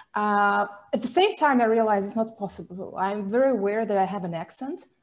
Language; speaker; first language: English; non-native, fluent; Russian